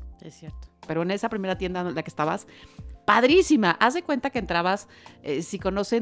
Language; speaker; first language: Spanish; native; Spanish